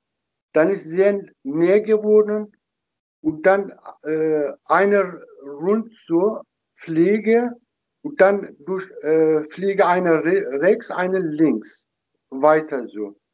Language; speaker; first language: German; non-native, learner; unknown